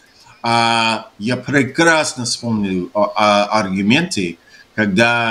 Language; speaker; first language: Russian; non-native, fluent; English